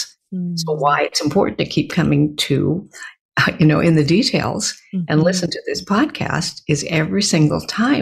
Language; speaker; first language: English; native; English